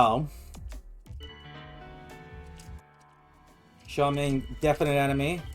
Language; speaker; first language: English; native; English